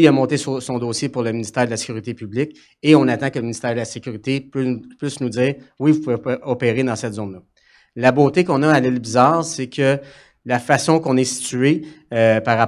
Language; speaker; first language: French; native; French